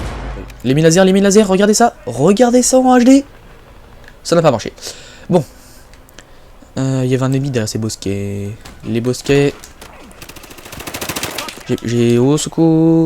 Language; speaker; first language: French; native; French